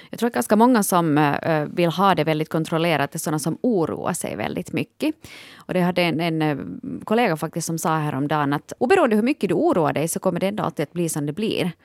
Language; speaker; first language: Swedish; native; Swedish